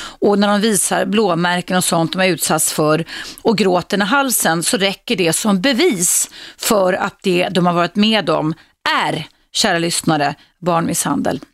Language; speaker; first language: Swedish; native; Swedish